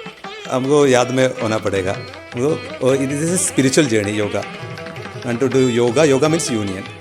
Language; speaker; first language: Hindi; non-native, local second language; Malayalam